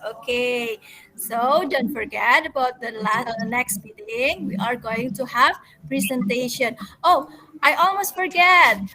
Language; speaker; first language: English; non-native, fluent; Indonesian